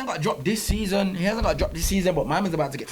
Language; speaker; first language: English; native; English